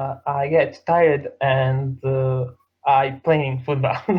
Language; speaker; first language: English; non-native, learner; Serbian